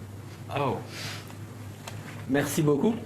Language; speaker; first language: French; native; French